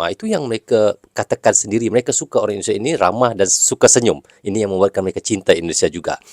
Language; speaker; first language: Malay; native; Malay